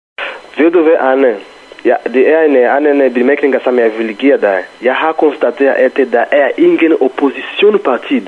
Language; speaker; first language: Danish; non-native, fluent; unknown